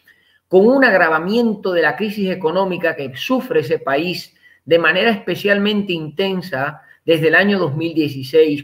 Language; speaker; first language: Spanish; native; Spanish